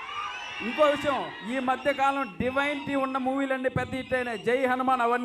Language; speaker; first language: Telugu; native; Telugu